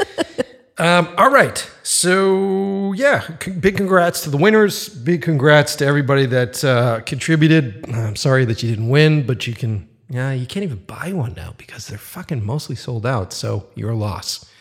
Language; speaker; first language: English; native; English